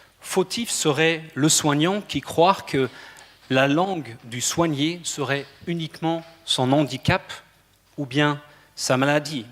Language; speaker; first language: French; non-native, fluent; German